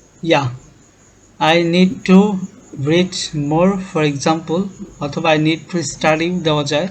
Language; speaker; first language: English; non-native, learner; Bangla